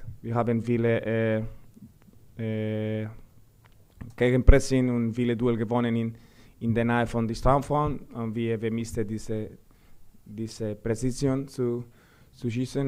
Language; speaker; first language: German; non-native, fluent; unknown